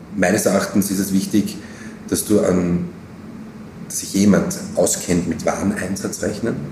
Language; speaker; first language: German; native; German